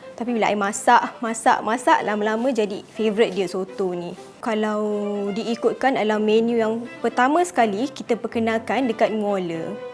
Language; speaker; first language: Malay; native; Malay